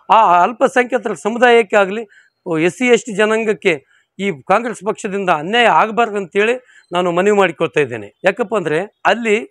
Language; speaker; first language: Kannada; native; Kannada